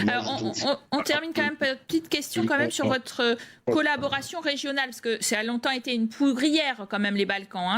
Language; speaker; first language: French; native; French